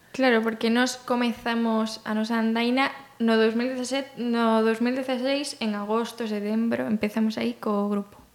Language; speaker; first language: Galician; native; Galician